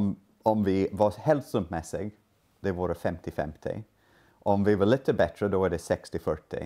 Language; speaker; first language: Swedish; non-native, fluent; English